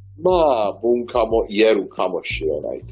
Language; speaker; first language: Japanese; non-native, learner; Persian